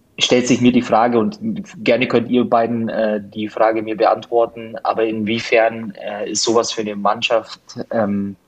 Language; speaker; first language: German; native; German